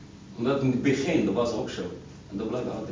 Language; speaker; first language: Dutch; non-native, learner; Arabic